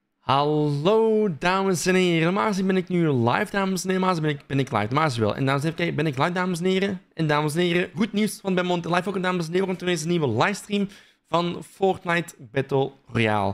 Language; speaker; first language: Dutch; native; Dutch